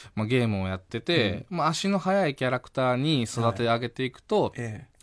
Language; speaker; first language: Japanese; native; Japanese